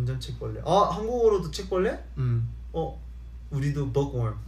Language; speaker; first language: Korean; early bilingual, heritage; Korean